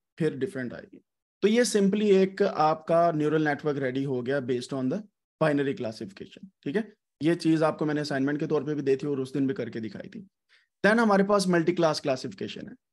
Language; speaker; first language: Urdu; non-native, local second language; Punjabi